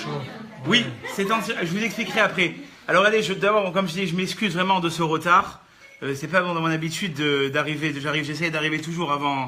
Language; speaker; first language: French; native; French